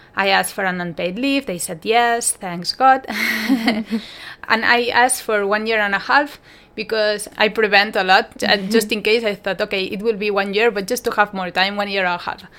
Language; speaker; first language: English; non-native, fluent; Spanish